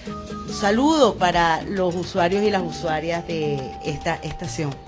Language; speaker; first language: Spanish; native; Spanish